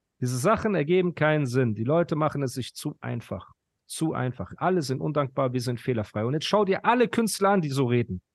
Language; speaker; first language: German; early bilingual, other home language; Persian